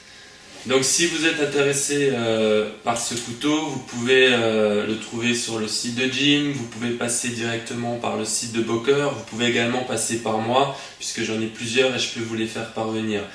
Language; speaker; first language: French; native; French